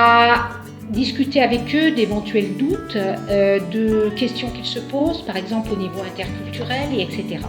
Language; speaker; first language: French; non-native, fluent; Italian